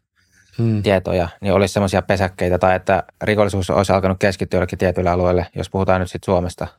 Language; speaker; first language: Finnish; native; Finnish